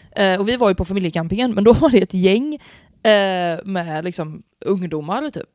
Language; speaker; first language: Swedish; native; Swedish